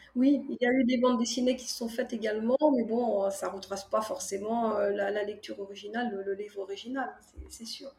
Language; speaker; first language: French; native; French